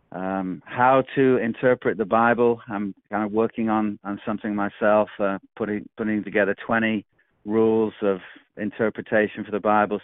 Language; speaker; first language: English; native; English